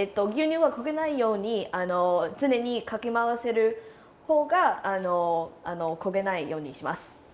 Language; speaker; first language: Japanese; non-native, fluent; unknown